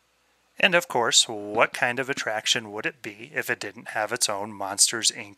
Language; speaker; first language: English; native; English